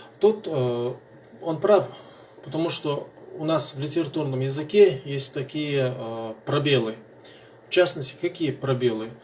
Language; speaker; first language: Russian; non-native, local second language; Chechen